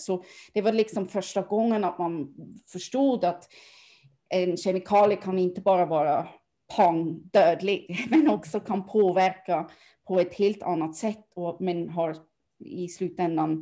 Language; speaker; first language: Swedish; non-native, fluent; German